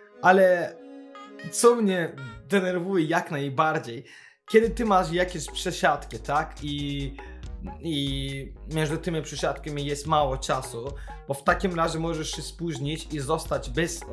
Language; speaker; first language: Polish; non-native, fluent; Azerbaijani